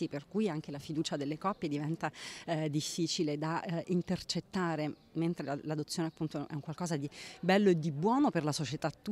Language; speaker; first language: Italian; native; Italian